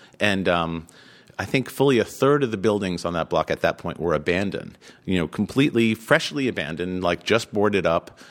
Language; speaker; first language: English; native; English